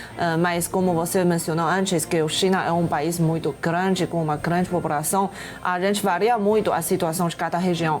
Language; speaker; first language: Portuguese; non-native, fluent; Chinese